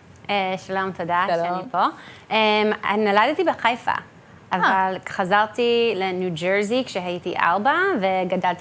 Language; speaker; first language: Hebrew; early bilingual, heritage; English